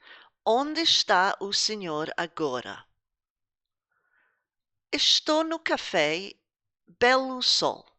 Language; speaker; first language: Portuguese; non-native, fluent; English